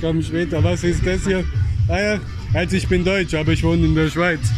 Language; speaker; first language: German; native; German